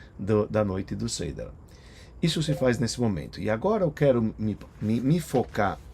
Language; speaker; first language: Portuguese; native; Portuguese